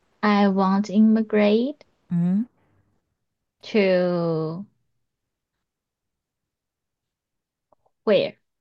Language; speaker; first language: English; non-native, learner; Chinese